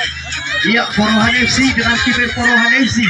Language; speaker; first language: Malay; non-native, local second language; Batak Toba